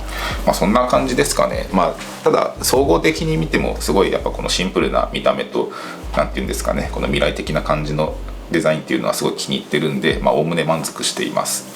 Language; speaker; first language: Japanese; native; Japanese